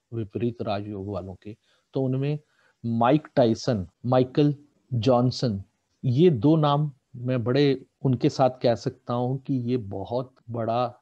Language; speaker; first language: Hindi; native; Hindi